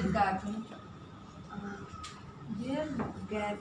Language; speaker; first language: German; non-native, learner; Marathi